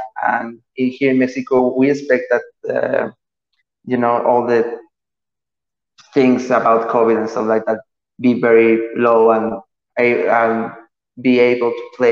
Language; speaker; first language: English; non-native, learner; Spanish